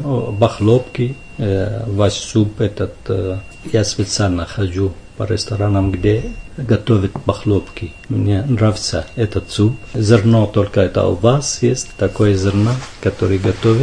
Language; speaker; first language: Russian; non-native, fluent; Arabic